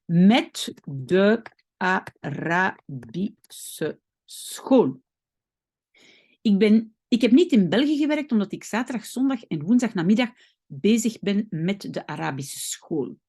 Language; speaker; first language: Dutch; non-native, local second language; French